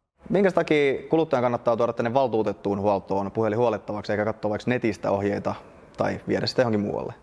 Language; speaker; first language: Finnish; native; Finnish